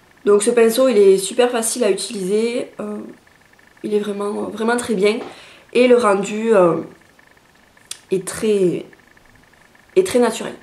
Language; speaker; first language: French; native; French